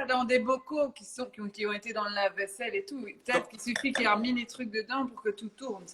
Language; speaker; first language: French; native; French